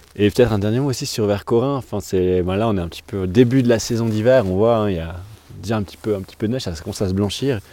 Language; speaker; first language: French; native; French